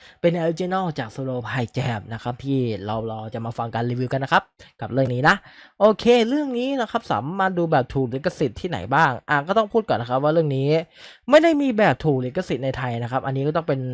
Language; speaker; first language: Thai; native; Thai